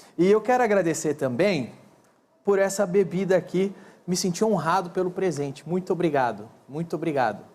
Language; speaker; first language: Portuguese; native; Portuguese